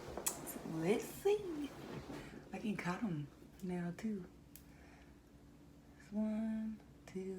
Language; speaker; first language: English; native; English